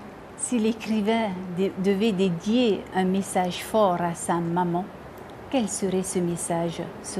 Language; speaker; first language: French; native; French